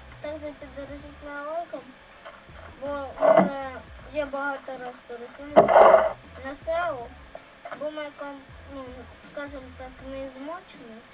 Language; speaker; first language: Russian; non-native, local second language; Ukrainian